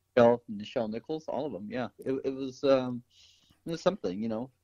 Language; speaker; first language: English; native; English